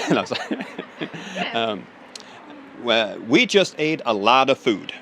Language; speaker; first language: English; non-native, fluent; Swedish